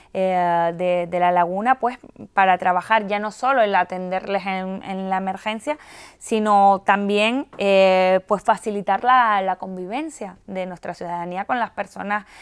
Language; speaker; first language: Spanish; native; Spanish